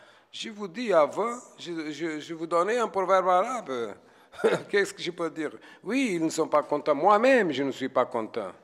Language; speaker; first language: French; non-native, fluent; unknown